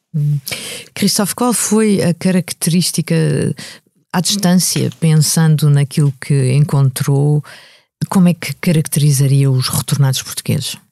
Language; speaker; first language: Portuguese; native; Portuguese